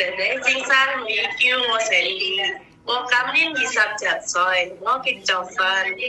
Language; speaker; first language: Cantonese; non-native, learner; Indonesian